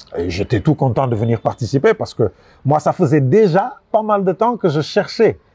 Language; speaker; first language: French; non-native, local second language; Wolof